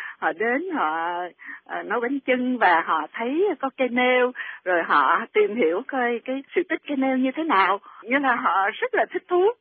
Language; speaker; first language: Vietnamese; native; Vietnamese